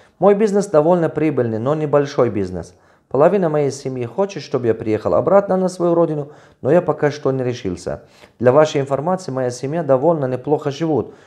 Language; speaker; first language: Russian; non-native, local second language; Tajik